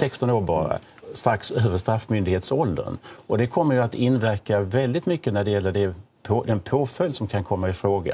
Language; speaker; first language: Swedish; native; Swedish